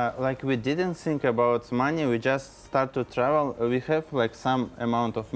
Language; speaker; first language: English; non-native, learner; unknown